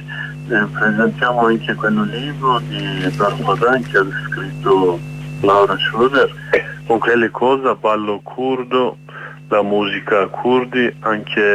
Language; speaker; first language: Italian; non-native, learner; Kurdish